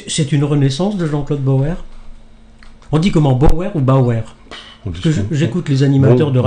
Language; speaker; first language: French; native; French